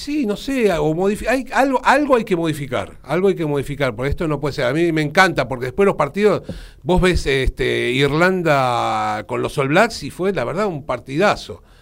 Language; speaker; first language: Spanish; native; Spanish